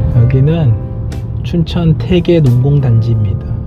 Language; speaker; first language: Korean; native; Korean